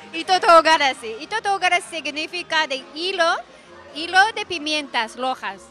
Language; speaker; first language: Spanish; non-native, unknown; Japanese